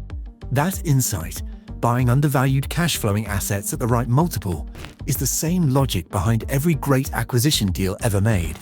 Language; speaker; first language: English; native; English